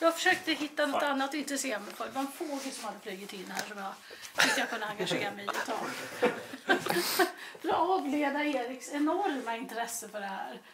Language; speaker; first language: Swedish; native; Swedish